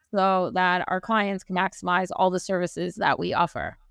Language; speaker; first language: English; native; English